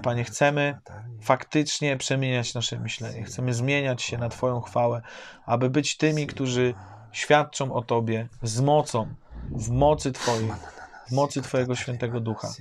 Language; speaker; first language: Polish; native; Polish